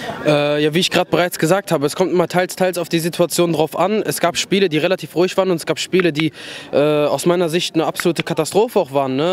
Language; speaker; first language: German; native; German